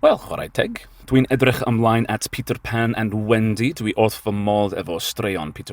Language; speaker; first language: Welsh; non-native, learner; English